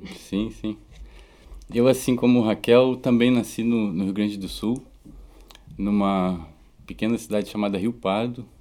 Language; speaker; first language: Portuguese; native; Portuguese